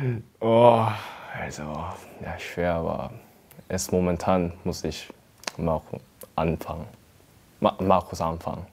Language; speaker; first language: German; non-native, learner; Korean